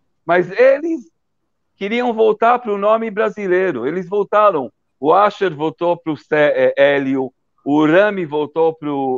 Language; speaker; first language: Portuguese; early bilingual, heritage; Portuguese